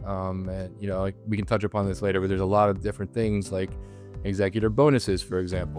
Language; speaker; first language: English; native; English